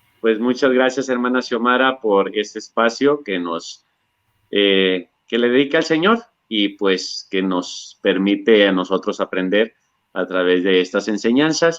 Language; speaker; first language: Spanish; native; Spanish